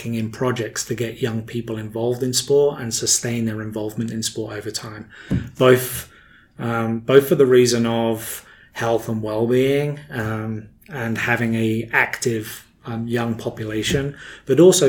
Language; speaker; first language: English; native; English